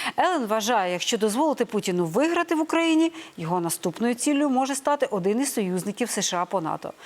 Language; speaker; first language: Ukrainian; native; Ukrainian